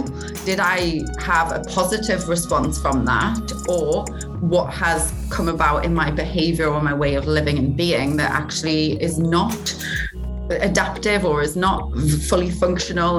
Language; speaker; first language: English; native; English